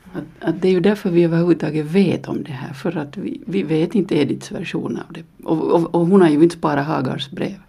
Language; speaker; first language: Swedish; native; Swedish